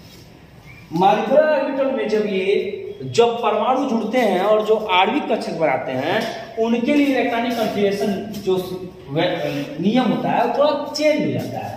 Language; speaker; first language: Hindi; native; Hindi